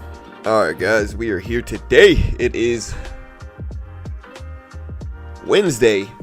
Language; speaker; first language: English; native; English